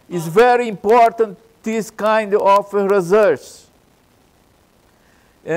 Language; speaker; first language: English; non-native, learner; Portuguese